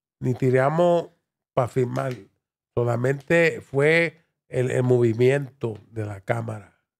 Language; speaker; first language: Spanish; early bilingual, heritage; Spanish